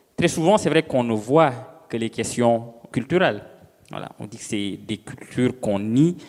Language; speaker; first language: French; non-native, local second language; Serer